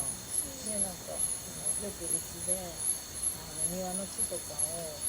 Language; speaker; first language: Japanese; native; Japanese